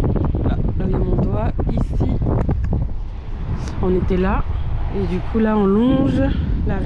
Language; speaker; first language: French; native; French